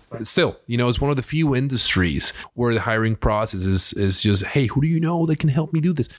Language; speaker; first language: English; early bilingual, other home language; Spanish